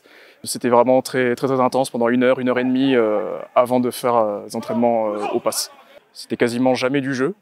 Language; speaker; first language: French; native; French